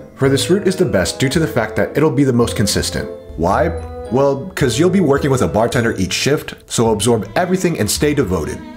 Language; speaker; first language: English; native; English